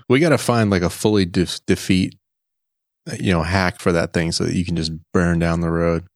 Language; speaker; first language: English; native; English